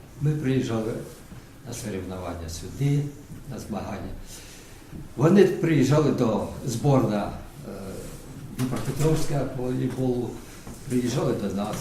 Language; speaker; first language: Ukrainian; non-native, local second language; Russian